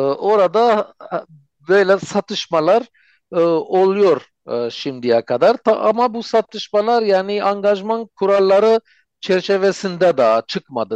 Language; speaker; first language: Turkish; non-native, fluent; Armenian